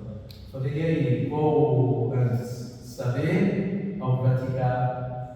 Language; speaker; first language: Portuguese; non-native, fluent; Arabic